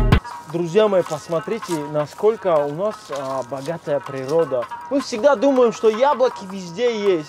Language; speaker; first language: Russian; non-native, local second language; Tajik